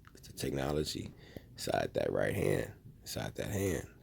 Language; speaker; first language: English; native; English